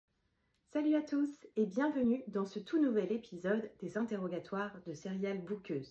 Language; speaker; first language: French; native; French